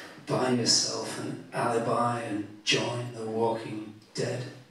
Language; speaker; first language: English; native; English